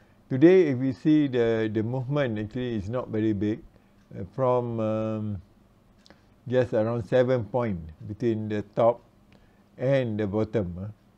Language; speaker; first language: English; non-native, local second language; Malay